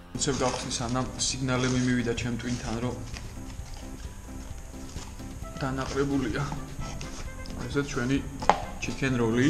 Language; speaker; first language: Georgian; native; Georgian